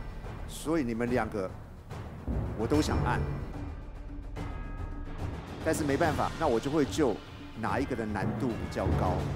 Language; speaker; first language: Chinese; native; Chinese